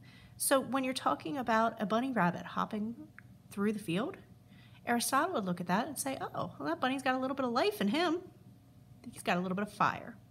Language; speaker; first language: English; native; English